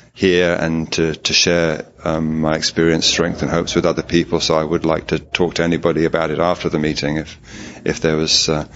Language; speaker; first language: English; native; English